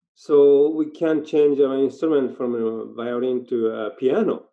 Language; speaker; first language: English; non-native, learner; Japanese